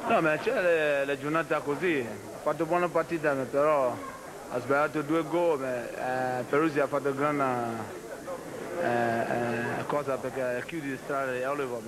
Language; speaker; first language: Italian; non-native, learner; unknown